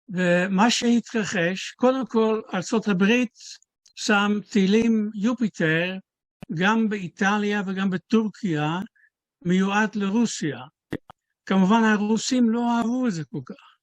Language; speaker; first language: Hebrew; non-native, fluent; Dutch